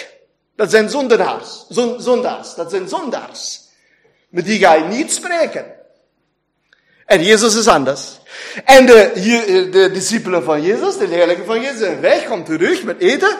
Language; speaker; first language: Dutch; non-native, fluent; German